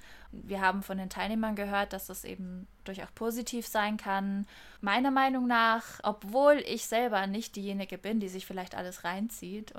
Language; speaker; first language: German; native; German